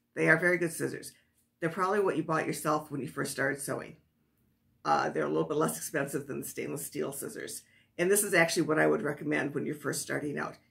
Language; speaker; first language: English; native; English